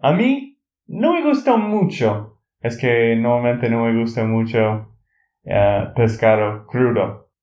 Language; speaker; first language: Spanish; non-native, learner; English